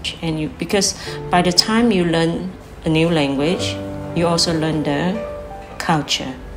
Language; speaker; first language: English; non-native, local second language; Min Nan Chinese